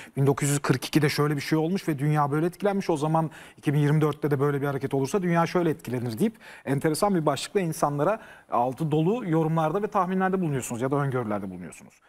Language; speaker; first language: Turkish; native; Turkish